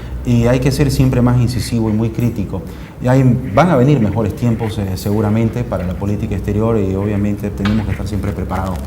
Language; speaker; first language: Spanish; native; Spanish